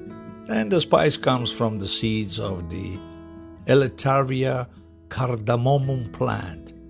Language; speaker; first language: English; non-native, fluent; Italian